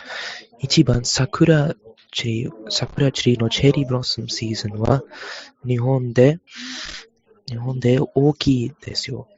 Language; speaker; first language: Japanese; non-native, learner; English